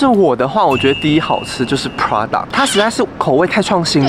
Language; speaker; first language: Chinese; native; Chinese